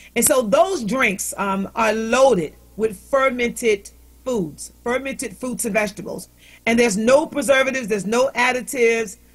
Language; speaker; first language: English; native; English